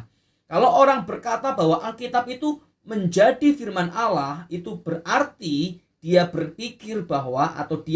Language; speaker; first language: Indonesian; native; Indonesian